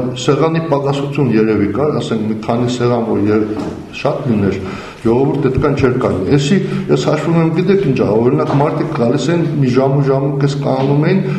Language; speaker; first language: Armenian; native; Armenian